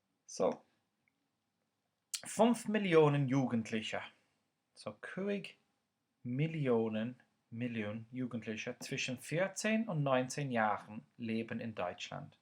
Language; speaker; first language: German; non-native, fluent; Irish